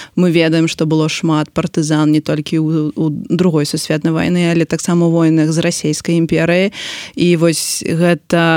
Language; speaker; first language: Belarusian; non-native, local second language; Russian